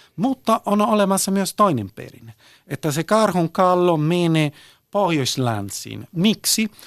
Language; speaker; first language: Finnish; early bilingual, heritage; Italian